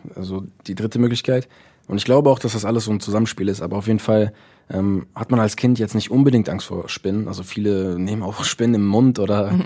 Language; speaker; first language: German; early bilingual, other home language; Dutch